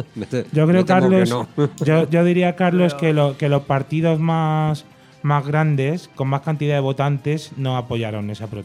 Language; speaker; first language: Spanish; native; Spanish